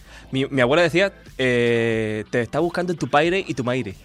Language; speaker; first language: Spanish; native; Spanish